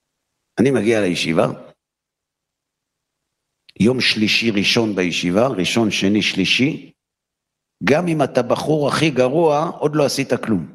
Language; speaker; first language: Hebrew; native; Hebrew